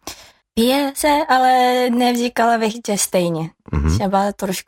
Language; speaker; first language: Czech; non-native, learner; Japanese